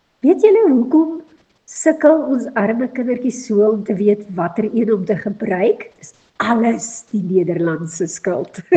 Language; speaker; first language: Afrikaans; native; Afrikaans